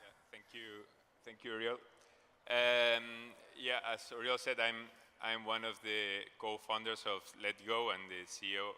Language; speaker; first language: English; non-native, fluent; Spanish